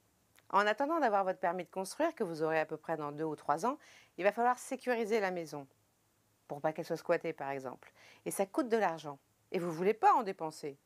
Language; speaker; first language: French; native; French